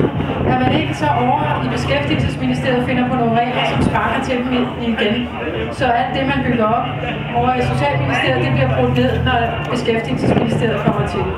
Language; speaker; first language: Danish; native; Danish